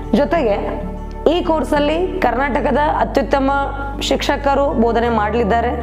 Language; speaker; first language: Kannada; native; Kannada